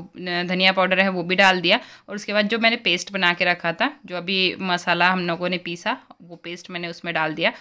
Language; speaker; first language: Hindi; native; Hindi